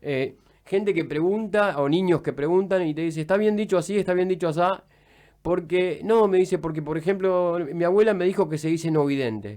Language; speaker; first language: Spanish; native; Spanish